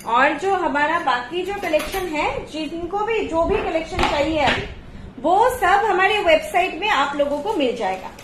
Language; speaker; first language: Hindi; non-native, local second language; Bangla